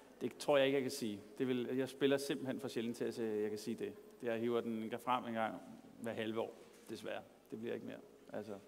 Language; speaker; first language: Danish; native; Danish